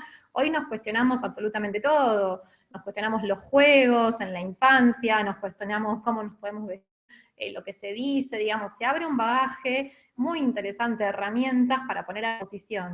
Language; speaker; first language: Spanish; native; Spanish